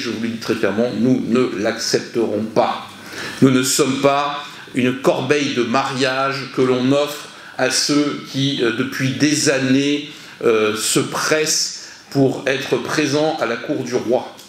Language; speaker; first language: French; native; French